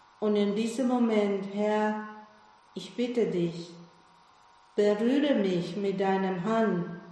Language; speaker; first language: German; non-native, fluent; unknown